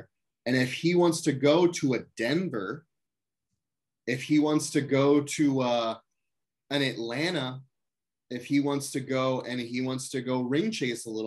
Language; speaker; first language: English; native; English